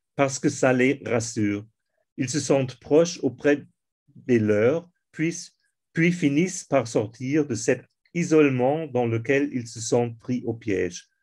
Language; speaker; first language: French; non-native, fluent; German